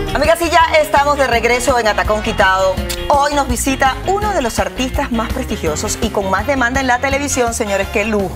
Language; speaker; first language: Spanish; native; Spanish